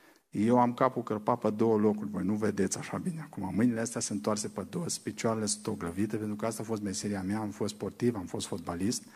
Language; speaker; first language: Romanian; native; Romanian